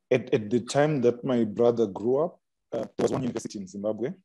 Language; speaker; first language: English; non-native, local second language; Shona